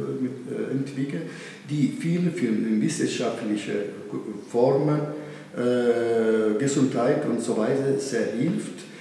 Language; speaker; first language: German; non-native, learner; Italian